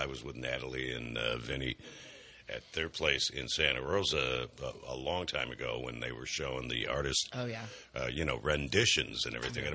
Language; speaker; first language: English; native; English